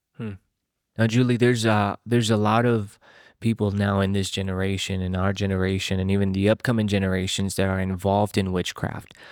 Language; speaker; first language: English; native; English